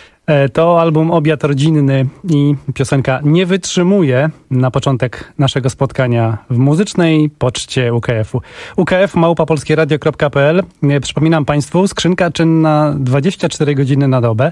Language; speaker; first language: Polish; native; Polish